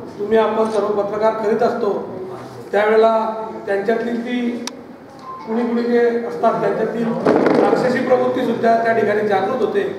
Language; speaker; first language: Marathi; native; Marathi